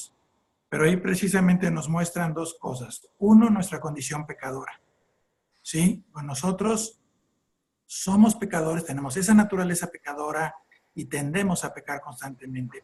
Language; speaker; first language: Spanish; native; Spanish